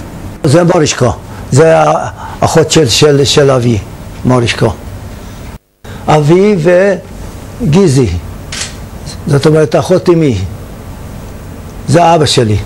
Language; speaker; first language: Hebrew; non-native, fluent; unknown